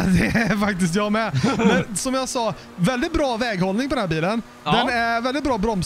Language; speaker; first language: Swedish; native; Swedish